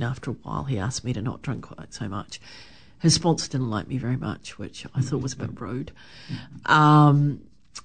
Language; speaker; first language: English; native; English